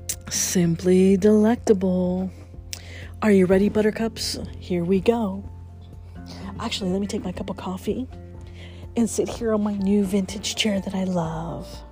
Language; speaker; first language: English; native; English